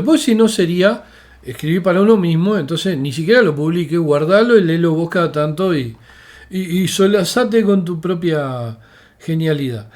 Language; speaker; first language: Spanish; native; Spanish